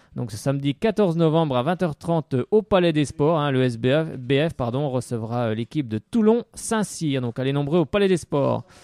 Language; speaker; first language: French; native; French